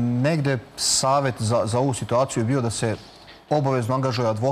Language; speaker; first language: Serbian; native; Serbian